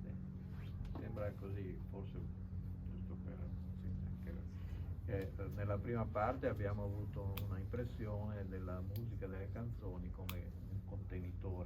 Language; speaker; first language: Italian; native; Italian